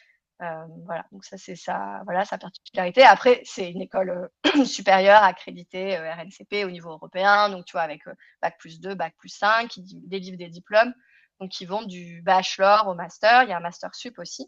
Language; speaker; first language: French; native; French